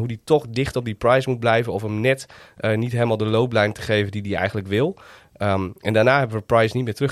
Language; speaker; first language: Dutch; native; Dutch